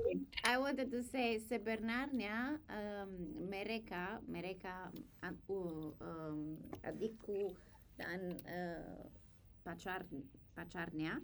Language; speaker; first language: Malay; non-native, learner; English